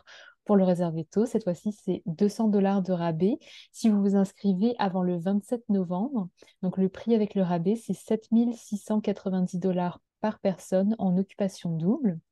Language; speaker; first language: French; native; French